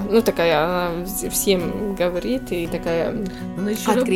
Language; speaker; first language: Russian; non-native, local second language; Latvian